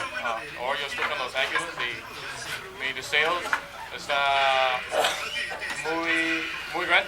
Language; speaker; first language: Spanish; non-native, fluent; English